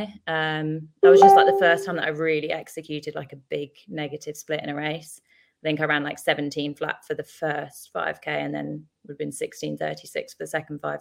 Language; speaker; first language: English; native; English